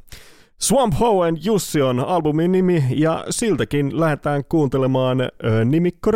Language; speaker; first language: Finnish; native; Finnish